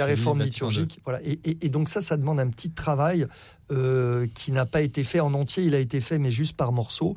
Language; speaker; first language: French; native; French